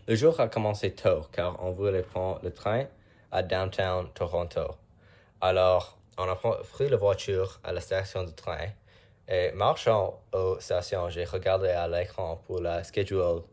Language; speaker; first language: French; non-native, learner; English